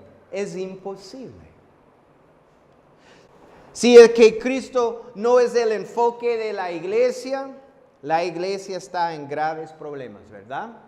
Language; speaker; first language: Spanish; non-native, fluent; English